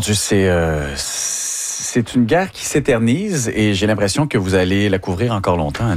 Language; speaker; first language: French; native; French